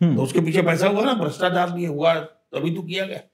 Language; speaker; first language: Hindi; native; Hindi